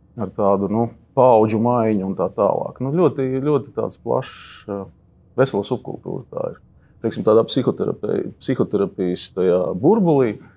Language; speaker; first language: Latvian; native; Latvian